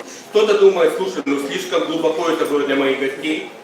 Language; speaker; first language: Russian; native; Russian